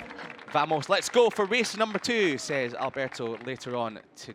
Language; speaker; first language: English; native; English